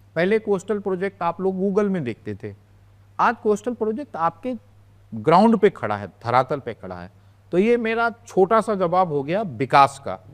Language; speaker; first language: Hindi; native; Hindi